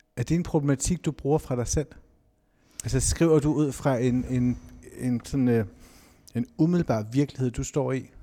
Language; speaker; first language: Danish; native; Danish